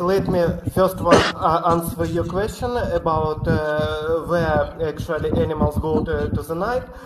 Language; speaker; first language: English; non-native, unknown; Ukrainian